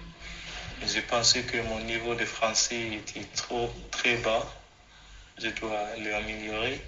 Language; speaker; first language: French; non-native, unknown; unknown